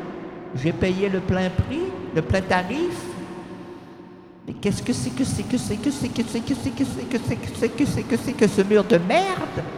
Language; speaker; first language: French; native; French